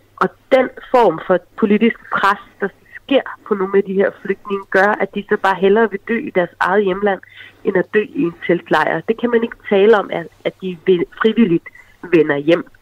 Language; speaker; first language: Danish; early bilingual, other home language; Arabic